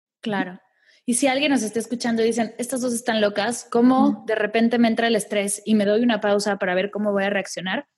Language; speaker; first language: Spanish; native; Spanish